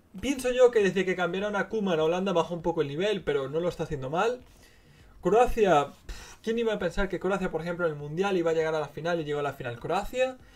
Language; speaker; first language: Spanish; native; Spanish